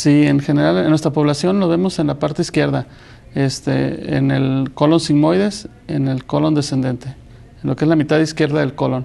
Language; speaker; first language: Spanish; native; Spanish